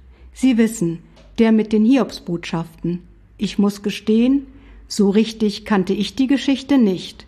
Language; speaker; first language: German; native; German